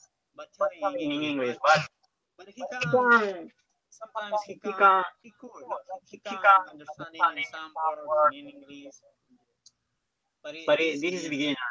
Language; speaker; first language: English; non-native, learner; Spanish